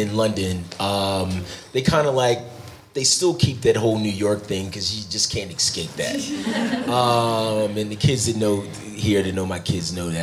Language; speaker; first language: English; native; English